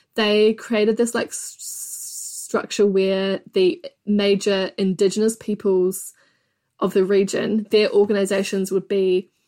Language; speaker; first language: English; native; English